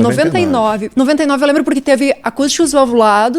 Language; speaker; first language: Portuguese; native; Portuguese